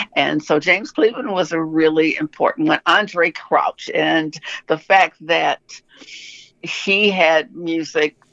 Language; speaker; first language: English; native; English